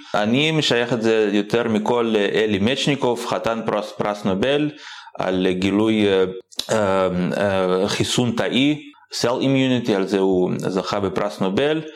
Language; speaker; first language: Hebrew; non-native, fluent; Russian